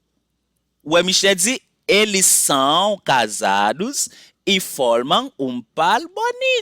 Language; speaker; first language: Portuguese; non-native, fluent; Haitian Creole